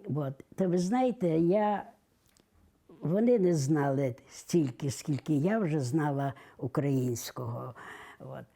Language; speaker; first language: Ukrainian; non-native, local second language; Russian